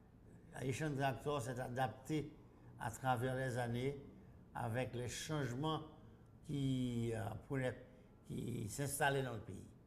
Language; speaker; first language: French; non-native, local second language; Haitian Creole